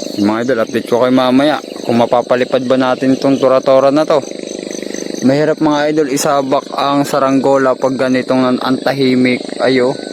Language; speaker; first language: Filipino; native; Filipino